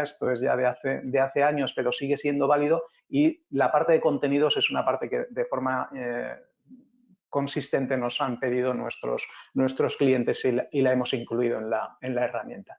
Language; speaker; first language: Spanish; native; Spanish